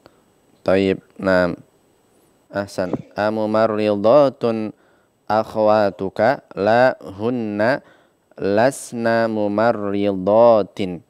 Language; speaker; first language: Arabic; non-native, fluent; Indonesian